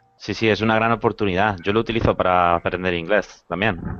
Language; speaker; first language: Spanish; native; Spanish